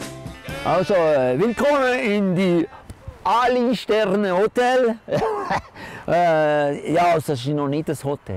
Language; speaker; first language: German; non-native, local second language; French